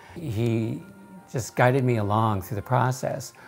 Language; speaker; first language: English; native; English